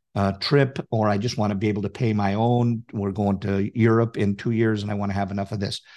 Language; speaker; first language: English; native; English